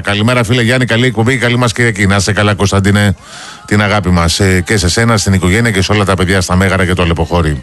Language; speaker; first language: Greek; native; Greek